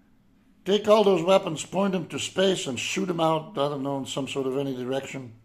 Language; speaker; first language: English; non-native, fluent; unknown